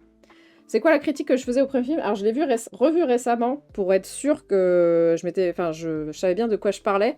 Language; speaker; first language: French; native; French